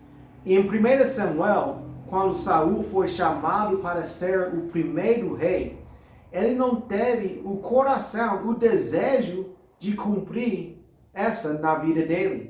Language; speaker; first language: Portuguese; non-native, fluent; English